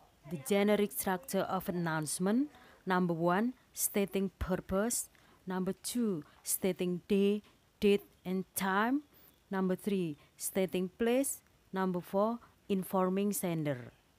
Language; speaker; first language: English; non-native, fluent; Indonesian